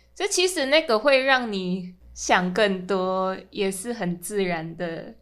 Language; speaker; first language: Chinese; non-native, fluent; Min Nan Chinese